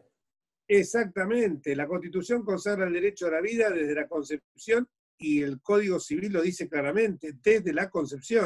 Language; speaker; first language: Spanish; native; Spanish